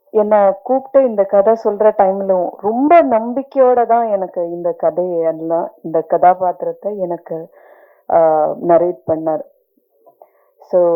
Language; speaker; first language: Tamil; non-native, learner; Malayalam